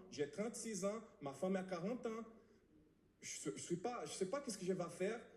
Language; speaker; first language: French; non-native, fluent; Portuguese